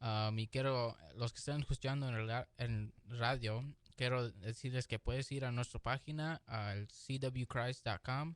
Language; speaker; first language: Spanish; early bilingual, heritage; Spanish